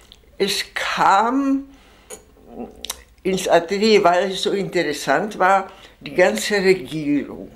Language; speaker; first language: German; non-native, fluent; Czech